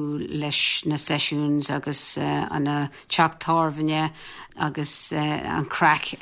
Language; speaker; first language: Irish; non-native, local second language; English